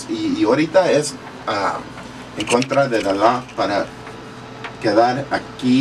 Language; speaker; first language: Spanish; early bilingual, heritage; English